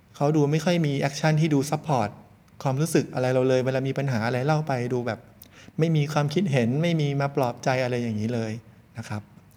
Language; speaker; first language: Thai; native; Thai